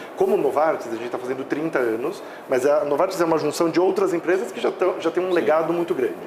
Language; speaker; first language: Portuguese; native; Portuguese